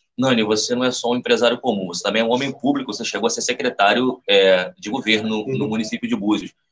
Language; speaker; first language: Portuguese; native; Portuguese